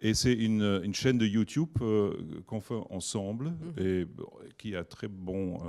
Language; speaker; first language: French; non-native, learner; German